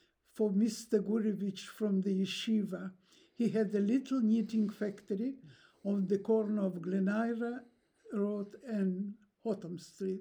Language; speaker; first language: English; non-native, fluent; Russian